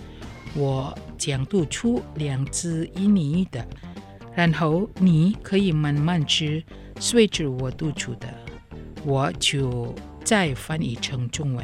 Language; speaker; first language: Chinese; non-native, fluent; Indonesian